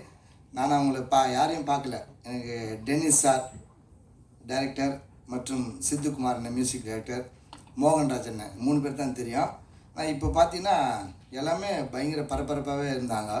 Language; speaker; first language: Tamil; native; Tamil